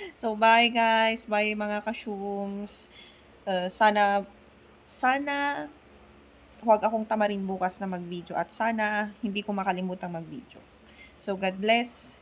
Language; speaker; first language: Filipino; non-native, local second language; Iloko